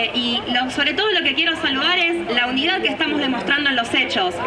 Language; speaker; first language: Spanish; native; Spanish